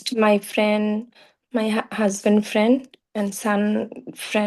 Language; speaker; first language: English; non-native, learner; Bangla